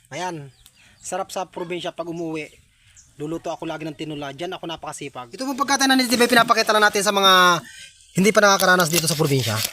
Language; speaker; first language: Filipino; non-native, local second language; Bikol